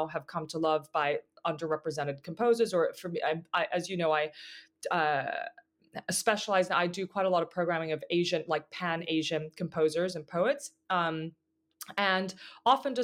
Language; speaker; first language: English; native; English